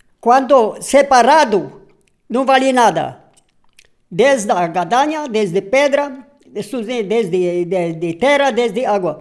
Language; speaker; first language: Portuguese; non-native, local second language; Polish